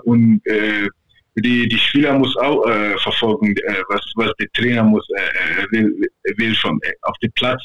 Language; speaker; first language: German; non-native, fluent; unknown